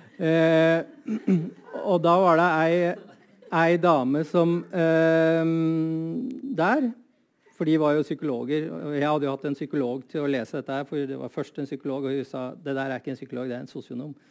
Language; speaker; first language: Norwegian; native; Norwegian